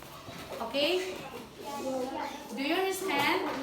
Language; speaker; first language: English; non-native, learner; Indonesian